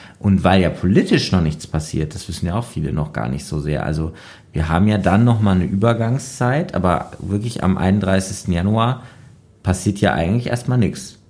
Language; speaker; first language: German; native; German